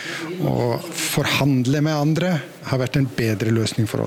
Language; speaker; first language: Norwegian; non-native, fluent; Icelandic